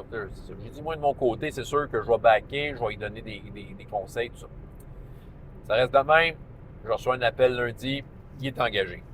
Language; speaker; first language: French; native; French